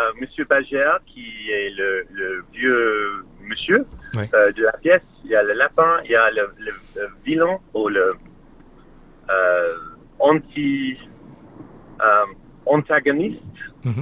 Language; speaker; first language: French; non-native, learner; English